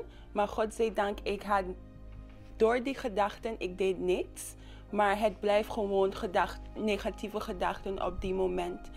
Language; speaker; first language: Dutch; non-native, local second language; English